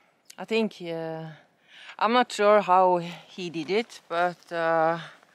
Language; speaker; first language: English; non-native, learner; Norwegian